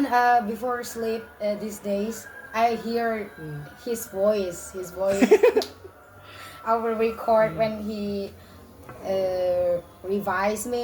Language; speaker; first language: English; non-native, learner; Indonesian